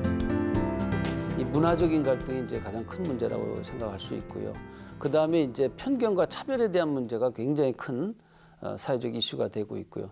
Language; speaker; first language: Korean; native; Korean